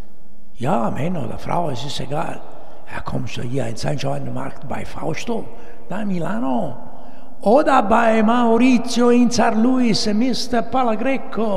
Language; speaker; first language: German; non-native, learner; Italian